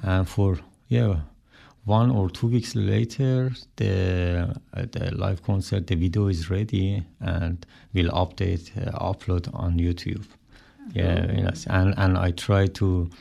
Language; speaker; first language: English; non-native, learner; Persian